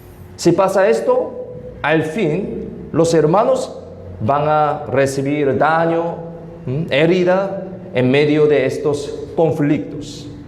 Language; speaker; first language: Spanish; non-native, fluent; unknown